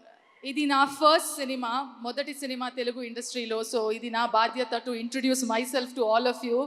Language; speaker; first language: Telugu; non-native, learner; Kannada